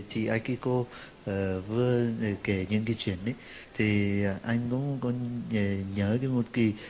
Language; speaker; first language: Vietnamese; non-native, fluent; Turkish